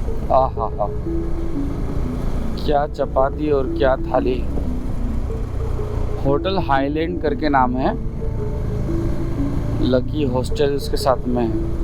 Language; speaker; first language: Hindi; native; Hindi